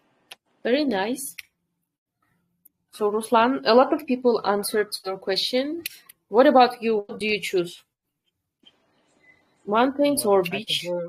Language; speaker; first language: English; non-native, fluent; Kyrgyz